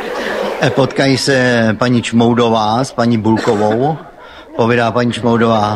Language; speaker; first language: Czech; native; Czech